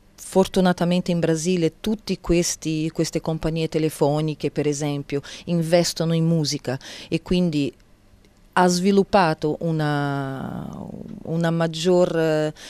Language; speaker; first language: Italian; non-native, fluent; Portuguese